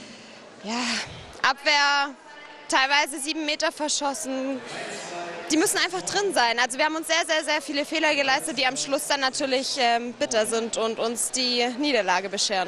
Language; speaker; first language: German; native; German